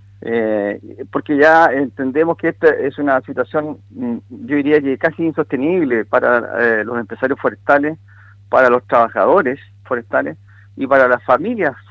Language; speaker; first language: Spanish; native; Spanish